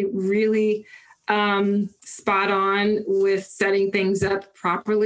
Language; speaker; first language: English; native; English